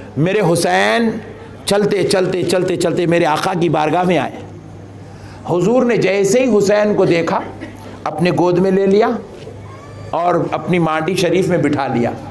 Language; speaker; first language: Hindi; non-native, local second language; Urdu